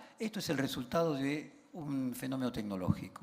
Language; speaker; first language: Spanish; native; Spanish